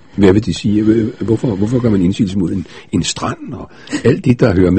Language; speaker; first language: Danish; native; Danish